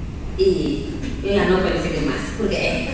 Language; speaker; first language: Spanish; non-native, learner; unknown